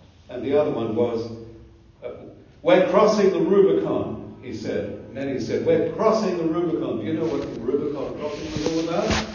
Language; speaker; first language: English; early bilingual, other home language; German